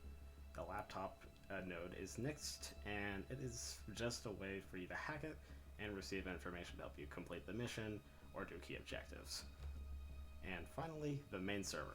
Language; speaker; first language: English; native; English